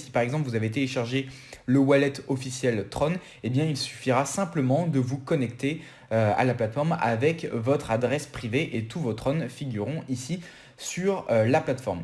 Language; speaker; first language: French; native; French